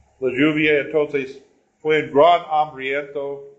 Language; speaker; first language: Spanish; non-native, learner; English